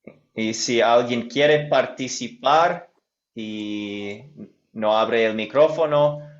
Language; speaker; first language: Spanish; non-native, fluent; English